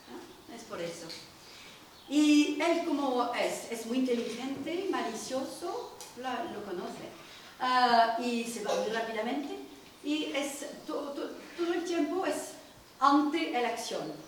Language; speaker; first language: Spanish; non-native, learner; French